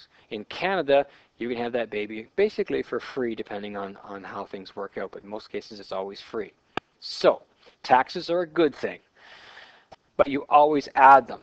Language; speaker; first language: English; native; English